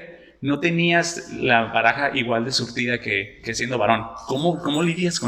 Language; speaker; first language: Spanish; native; Spanish